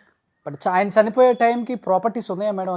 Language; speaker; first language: Telugu; native; Telugu